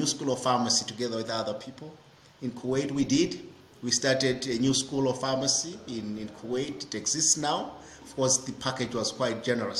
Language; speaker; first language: English; non-native, local second language; Shona